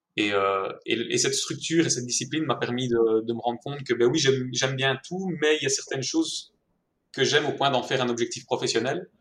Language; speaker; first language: French; native; French